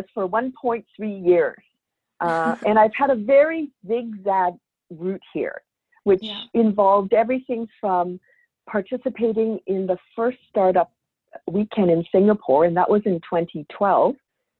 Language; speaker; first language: English; native; English